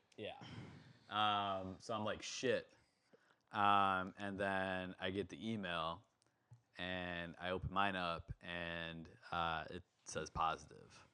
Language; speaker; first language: English; native; English